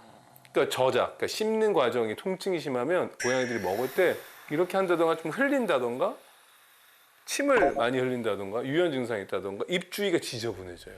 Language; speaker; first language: Korean; native; Korean